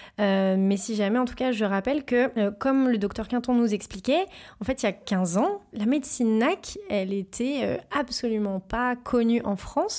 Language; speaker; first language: French; native; French